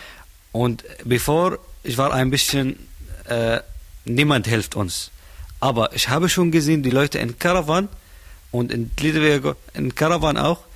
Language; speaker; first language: German; non-native, learner; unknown